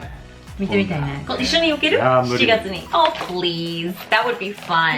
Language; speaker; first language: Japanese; non-native, fluent; English